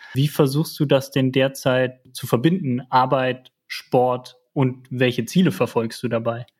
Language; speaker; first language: German; native; German